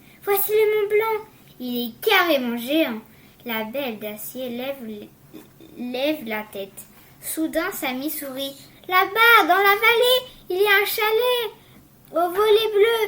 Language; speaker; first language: French; native; French